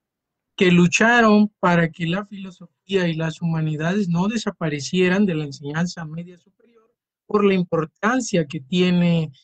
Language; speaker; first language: Spanish; native; Spanish